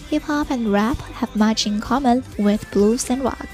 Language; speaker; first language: English; non-native, fluent; Chinese